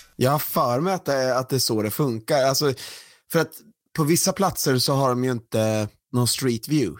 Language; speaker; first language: Swedish; native; Swedish